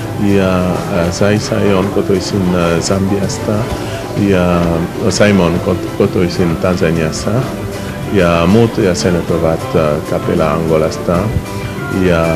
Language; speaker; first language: Finnish; non-native, fluent; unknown